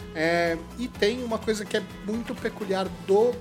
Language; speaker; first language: Portuguese; native; Portuguese